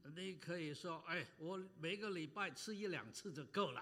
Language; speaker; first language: Chinese; native; Chinese